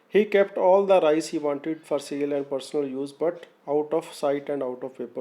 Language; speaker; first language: English; non-native, local second language; Punjabi